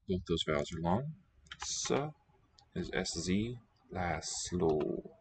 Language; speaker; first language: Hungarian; non-native, learner; English